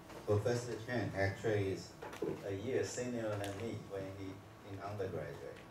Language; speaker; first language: English; non-native, fluent; Chinese